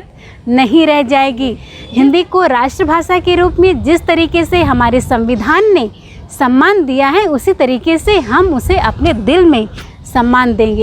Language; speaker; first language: Hindi; native; Hindi